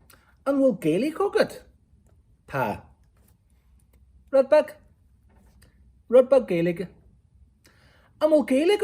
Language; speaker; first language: Irish; non-native, local second language; English